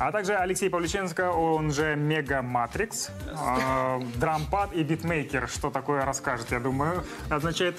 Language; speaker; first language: Russian; native; Russian